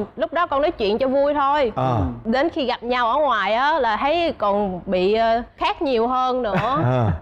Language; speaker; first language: Vietnamese; native; Vietnamese